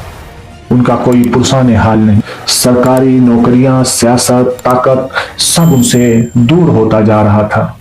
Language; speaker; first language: Urdu; native; Urdu